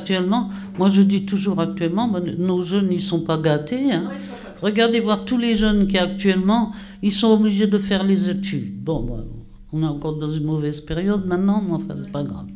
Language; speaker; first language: French; native; French